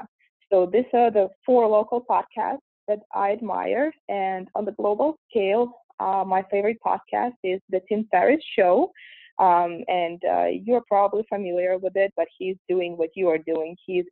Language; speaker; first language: English; non-native, fluent; Russian